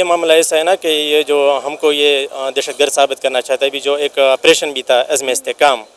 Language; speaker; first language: Hindi; non-native, local second language; Pashto